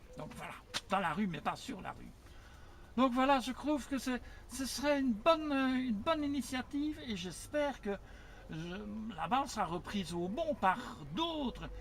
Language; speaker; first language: French; native; French